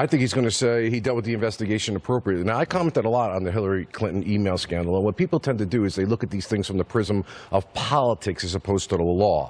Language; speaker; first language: English; native; English